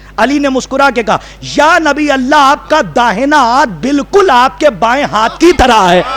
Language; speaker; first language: Urdu; native; Urdu